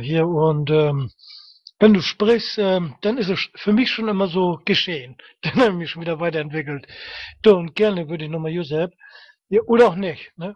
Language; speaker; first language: German; native; German